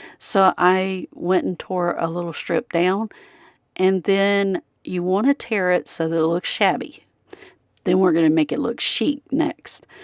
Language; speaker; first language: English; native; English